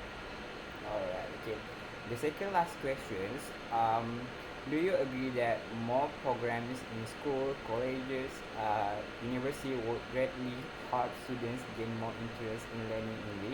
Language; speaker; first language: English; non-native, local second language; Malay